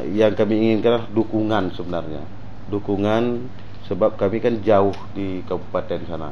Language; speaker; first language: Indonesian; native; Indonesian